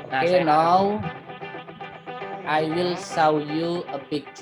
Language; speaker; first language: English; non-native, local second language; Indonesian